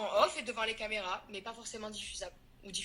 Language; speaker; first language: French; native; French